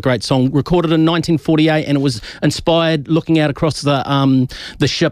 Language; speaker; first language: English; native; English